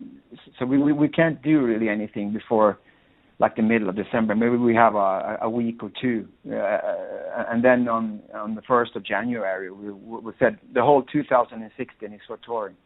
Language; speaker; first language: English; non-native, fluent; Swedish